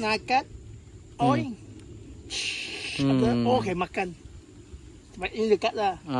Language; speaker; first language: English; non-native, local second language; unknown